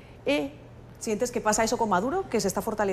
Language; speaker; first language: Spanish; native; Spanish